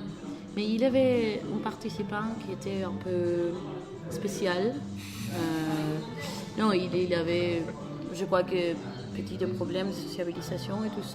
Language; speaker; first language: French; non-native, learner; Spanish